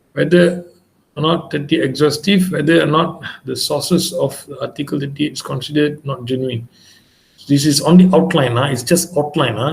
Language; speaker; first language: English; non-native, local second language; Malay